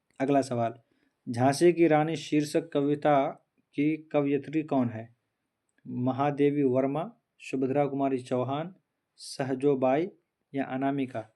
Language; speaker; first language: Hindi; native; Hindi